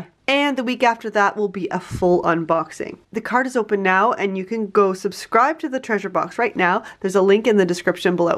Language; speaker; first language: English; native; English